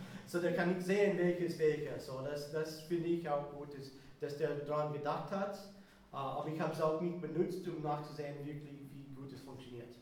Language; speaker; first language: German; non-native, fluent; English